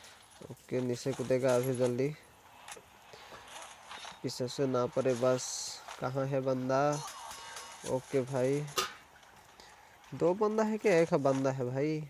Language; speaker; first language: Hindi; non-native, local second language; Assamese